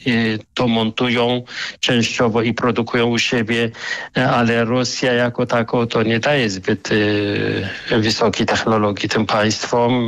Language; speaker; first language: Polish; non-native, fluent; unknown